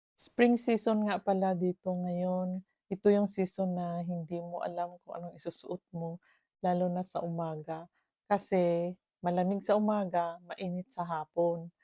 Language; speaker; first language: Filipino; non-native, local second language; Cebuano